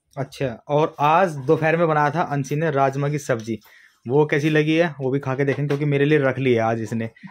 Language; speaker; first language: Hindi; native; Hindi